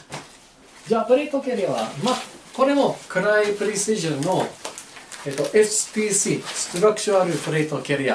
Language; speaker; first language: Japanese; non-native, learner; English